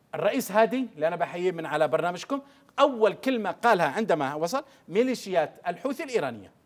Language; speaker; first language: Arabic; native; Arabic